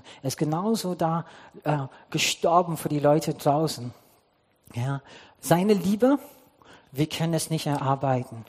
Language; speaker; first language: German; non-native, fluent; English